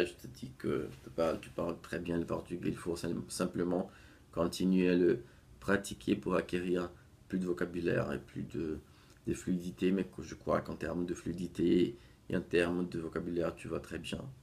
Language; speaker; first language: French; non-native, fluent; Portuguese